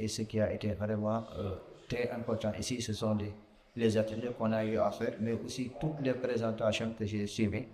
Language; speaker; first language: French; non-native, local second language; Wolof